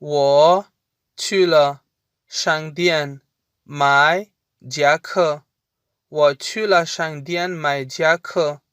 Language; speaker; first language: Chinese; non-native, fluent; Urdu